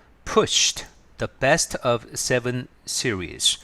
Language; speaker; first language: English; non-native, fluent; Korean